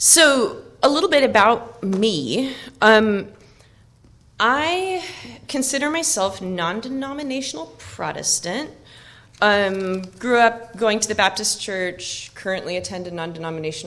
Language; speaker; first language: English; native; English